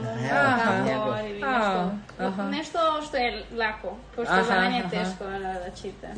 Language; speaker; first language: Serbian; early bilingual, heritage; Spanish